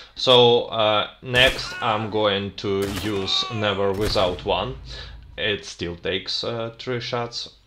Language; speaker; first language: English; non-native, fluent; Russian